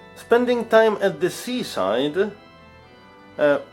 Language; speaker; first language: English; non-native, fluent; Polish